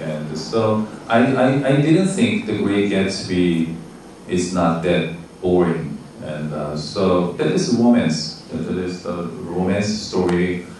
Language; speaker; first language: English; non-native, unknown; Korean